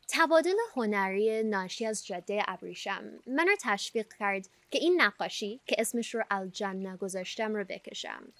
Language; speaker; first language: Persian; early bilingual, heritage; Persian